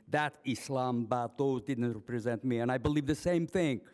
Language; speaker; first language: English; non-native, fluent; Arabic